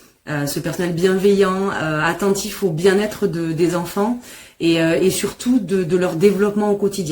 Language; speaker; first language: French; native; French